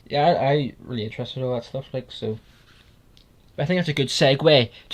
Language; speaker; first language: English; native; English